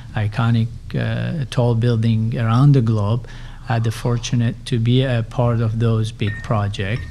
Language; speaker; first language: English; non-native, fluent; Persian